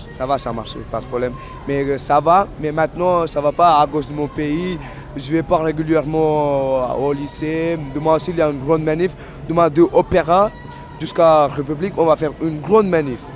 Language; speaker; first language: French; non-native, learner; Tamil